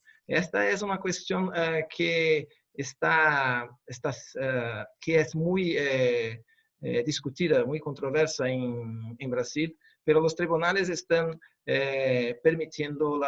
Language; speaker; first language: Spanish; non-native, fluent; Portuguese